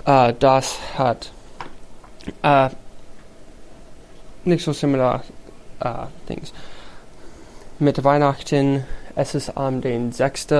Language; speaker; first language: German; non-native, learner; English